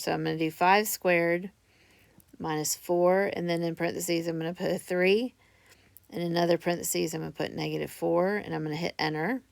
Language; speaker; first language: English; native; English